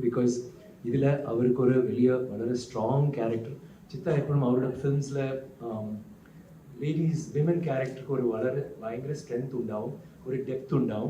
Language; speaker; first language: Malayalam; non-native, learner; Tamil